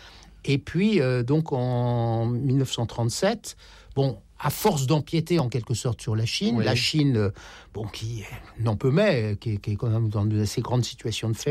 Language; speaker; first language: French; native; French